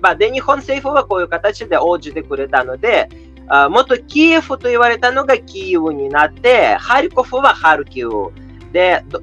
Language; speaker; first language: Japanese; non-native, fluent; Russian